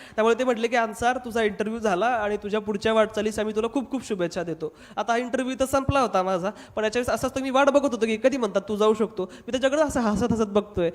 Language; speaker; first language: Marathi; non-native, local second language; Hindi